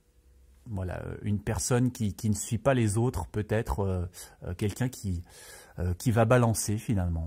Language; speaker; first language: French; native; French